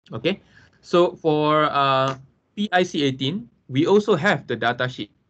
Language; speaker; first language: English; non-native, local second language; Malay